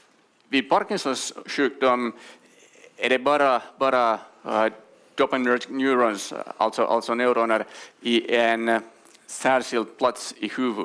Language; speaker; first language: Swedish; non-native, local second language; Finnish